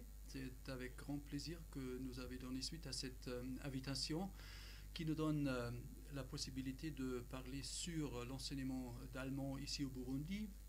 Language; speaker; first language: French; non-native, fluent; German